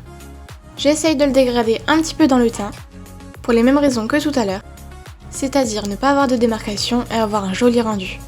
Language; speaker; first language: French; native; French